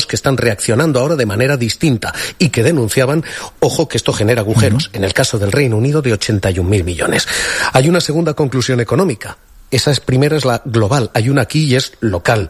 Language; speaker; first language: Spanish; native; Spanish